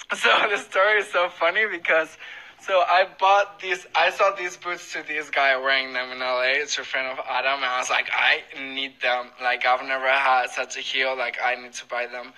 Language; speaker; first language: English; non-native, fluent; Spanish